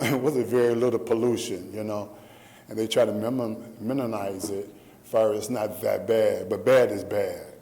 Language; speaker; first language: English; native; English